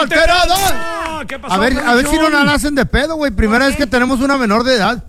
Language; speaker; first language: Spanish; native; Spanish